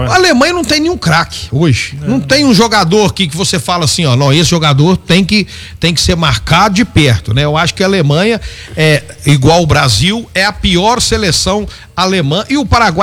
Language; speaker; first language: Portuguese; native; Portuguese